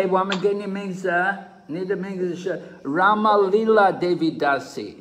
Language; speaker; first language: Chinese; non-native, fluent; English